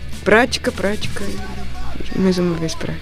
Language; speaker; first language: Portuguese; non-native, fluent; Russian